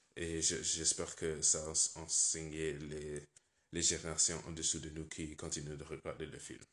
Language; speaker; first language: French; non-native, learner; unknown